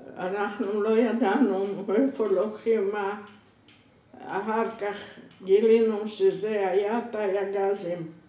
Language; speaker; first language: Hebrew; non-native, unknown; Hungarian